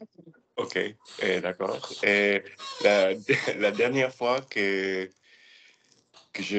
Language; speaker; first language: French; non-native, learner; English